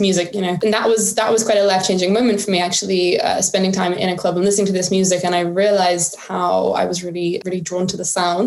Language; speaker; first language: English; native; English